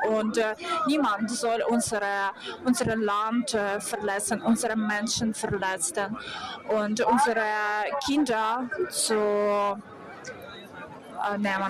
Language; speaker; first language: German; non-native, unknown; Ukrainian